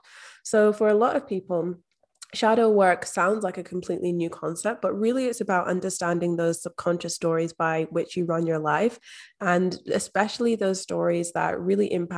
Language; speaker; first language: English; native; English